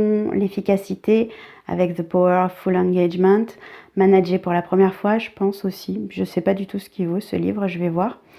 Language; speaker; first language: French; native; French